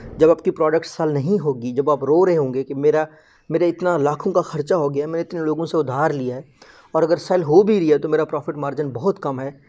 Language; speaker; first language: Urdu; non-native, local second language; Baluchi